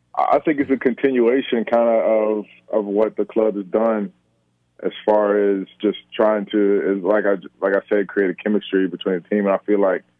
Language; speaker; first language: English; native; English